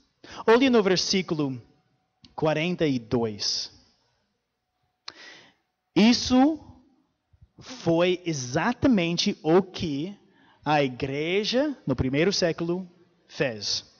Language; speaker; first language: Portuguese; non-native, fluent; English